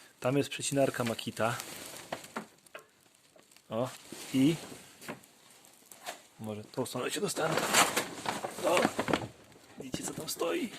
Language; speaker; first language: Polish; native; Polish